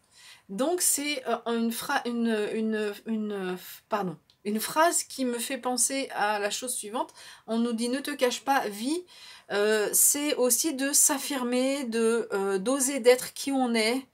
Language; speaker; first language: French; native; French